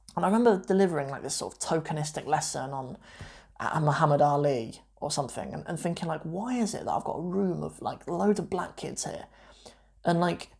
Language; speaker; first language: English; native; English